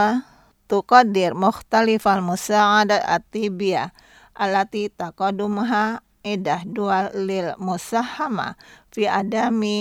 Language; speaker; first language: Arabic; non-native, fluent; Indonesian